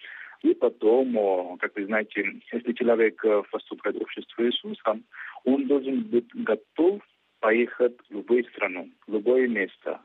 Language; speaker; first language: Russian; non-native, fluent; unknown